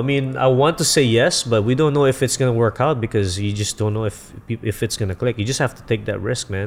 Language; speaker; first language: English; non-native, local second language; Filipino